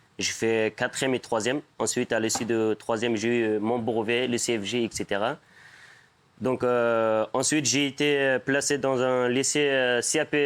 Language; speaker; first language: French; non-native, fluent; Persian